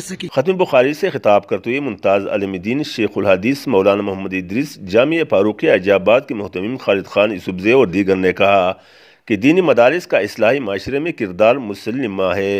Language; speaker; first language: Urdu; non-native, local second language; Pashto